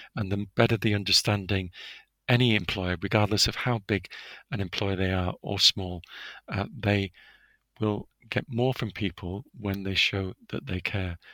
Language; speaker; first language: English; native; English